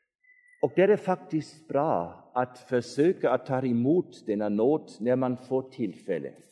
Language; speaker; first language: Swedish; non-native, fluent; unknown